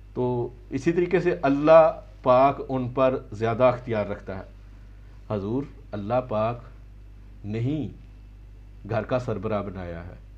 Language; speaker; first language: Urdu; native; Urdu